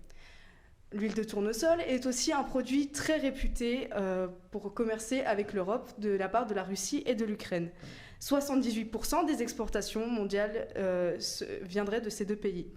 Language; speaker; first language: French; native; French